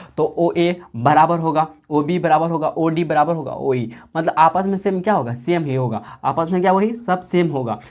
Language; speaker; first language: Hindi; native; Hindi